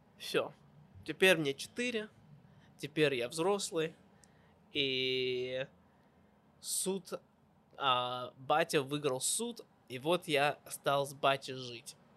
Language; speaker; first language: Russian; early bilingual, heritage; Russian